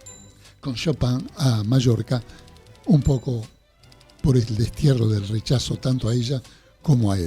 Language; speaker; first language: Spanish; native; Spanish